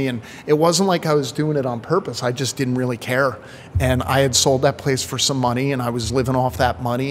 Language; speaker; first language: English; native; English